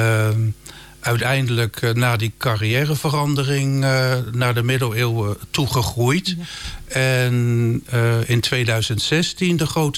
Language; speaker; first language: Dutch; native; Dutch